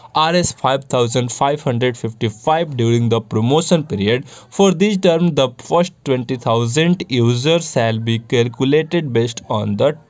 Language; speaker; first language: Hindi; native; Hindi